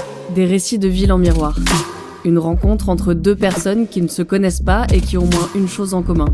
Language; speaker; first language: French; native; French